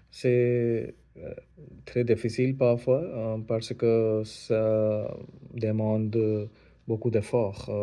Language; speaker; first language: French; non-native, learner; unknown